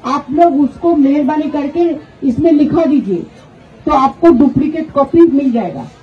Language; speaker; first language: Hindi; non-native, local second language; Bangla